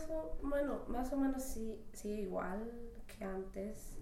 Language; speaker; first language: Spanish; non-native, fluent; English